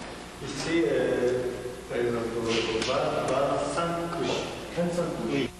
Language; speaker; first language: French; non-native, learner; Japanese